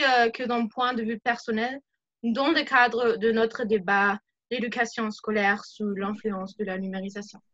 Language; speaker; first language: French; non-native, fluent; German